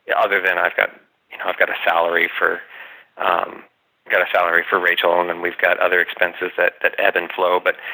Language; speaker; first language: English; native; English